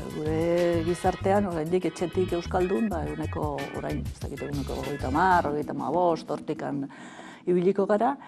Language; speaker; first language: Basque; native; Basque